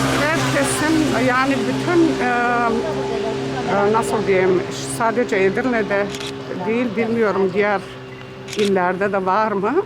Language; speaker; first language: Turkish; early bilingual, heritage; Turkish